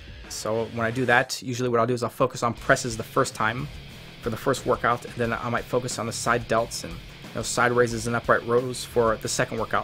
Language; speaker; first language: English; native; English